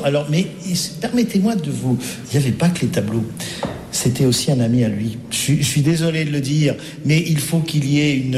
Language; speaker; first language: French; native; French